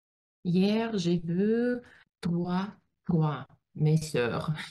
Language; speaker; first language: French; non-native, learner; Russian